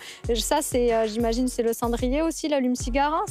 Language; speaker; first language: French; native; French